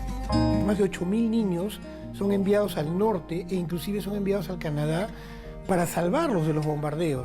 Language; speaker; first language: Spanish; native; Spanish